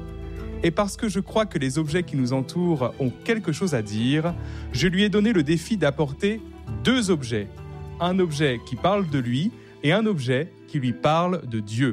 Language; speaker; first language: French; native; French